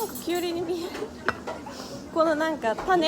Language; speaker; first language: Japanese; non-native, fluent; Korean